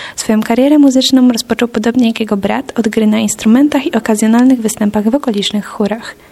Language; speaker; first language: Polish; native; Polish